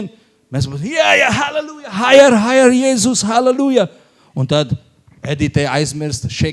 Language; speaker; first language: Latvian; non-native, learner; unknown